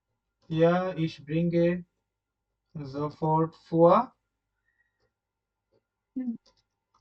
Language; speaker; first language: German; non-native, learner; Bangla